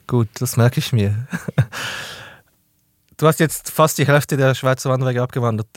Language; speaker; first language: German; native; German